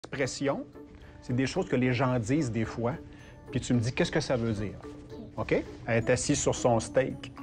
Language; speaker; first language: French; native; French